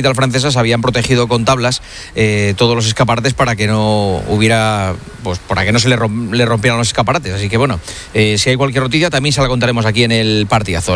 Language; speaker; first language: Spanish; native; Spanish